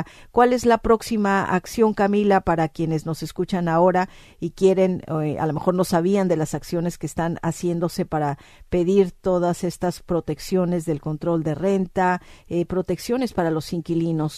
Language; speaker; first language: Spanish; native; Spanish